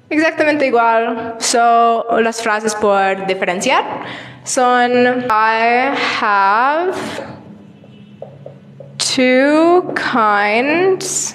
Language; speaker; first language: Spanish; non-native, learner; English